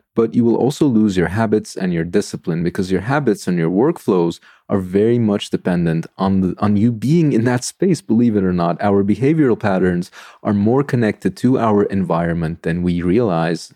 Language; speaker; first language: English; non-native, fluent; Turkish